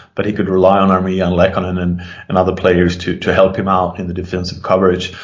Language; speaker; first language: English; non-native, fluent; Swedish